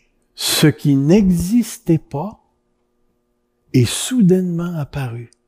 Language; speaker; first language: French; native; French